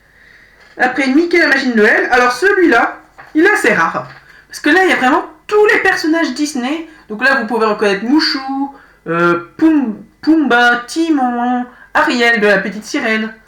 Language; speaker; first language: French; native; French